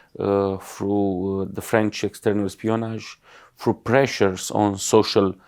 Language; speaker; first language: English; non-native, fluent; Romanian